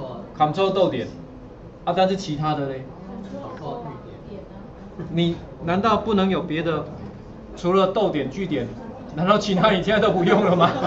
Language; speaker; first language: Chinese; native; Chinese